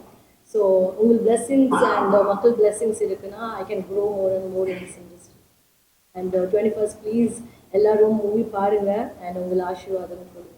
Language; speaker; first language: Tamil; non-native, learner; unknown